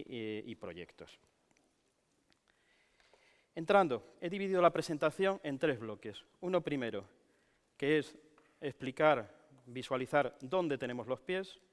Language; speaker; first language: Spanish; native; Spanish